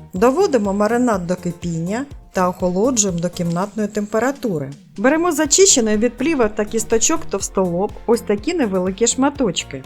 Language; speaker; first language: Ukrainian; native; Ukrainian